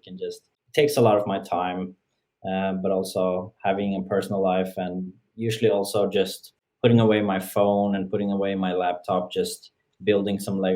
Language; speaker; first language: English; non-native, fluent; Norwegian